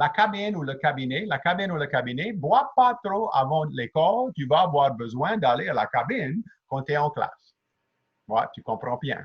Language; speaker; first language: French; native; French